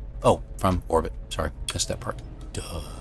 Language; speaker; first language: English; native; English